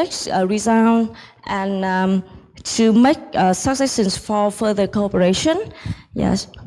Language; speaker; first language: English; non-native, fluent; Vietnamese